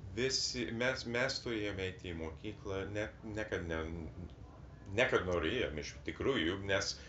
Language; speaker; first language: Lithuanian; early bilingual, heritage; English